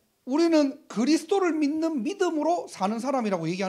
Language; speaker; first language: Korean; native; Korean